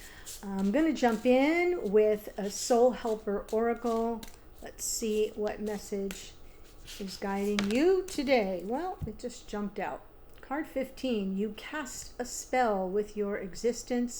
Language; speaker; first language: English; native; English